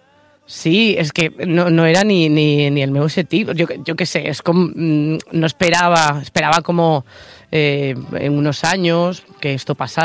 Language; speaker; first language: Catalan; non-native, learner; Spanish